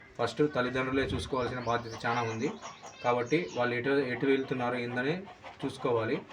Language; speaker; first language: Telugu; non-native, local second language; Lambadi